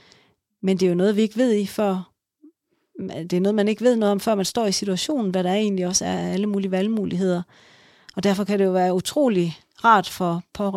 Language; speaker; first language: Danish; native; Danish